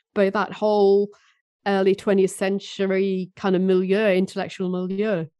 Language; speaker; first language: English; native; English